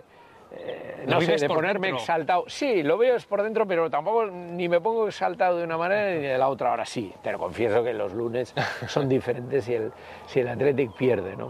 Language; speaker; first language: Spanish; native; Spanish